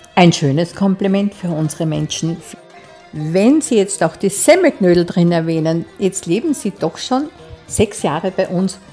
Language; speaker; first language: German; native; German